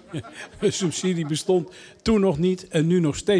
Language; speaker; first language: Dutch; native; Dutch